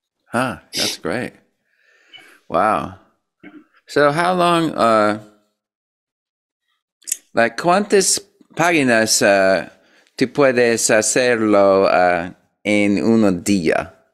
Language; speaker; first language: Spanish; non-native, learner; English